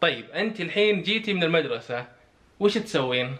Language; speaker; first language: Arabic; native; Arabic